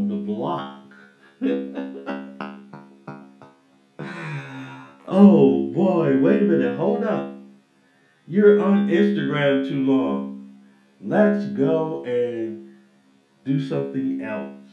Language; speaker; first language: English; native; English